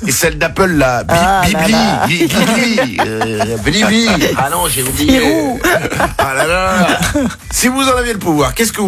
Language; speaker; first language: French; native; French